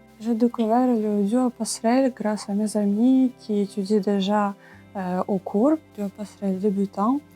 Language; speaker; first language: French; non-native, learner; Ukrainian